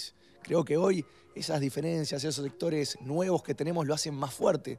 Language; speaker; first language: Spanish; native; Spanish